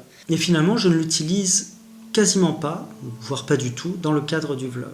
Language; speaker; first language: French; native; French